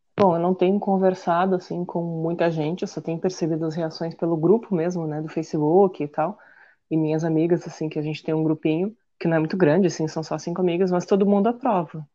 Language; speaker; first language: Portuguese; native; Portuguese